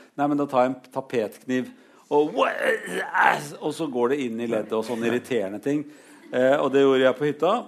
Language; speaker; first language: Norwegian; native; Norwegian